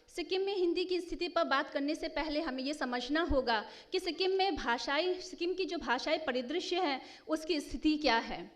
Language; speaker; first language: Hindi; non-native, local second language; Nepali